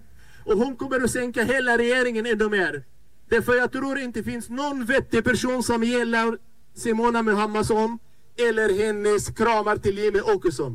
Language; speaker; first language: Swedish; non-native, fluent; Arabic